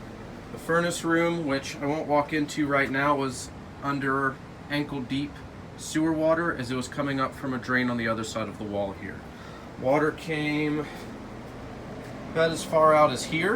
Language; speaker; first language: English; native; English